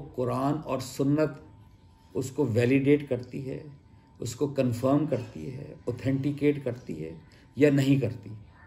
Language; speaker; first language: Urdu; native; Urdu